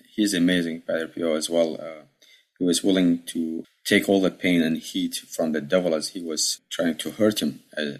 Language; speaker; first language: English; early bilingual, other home language; Arabic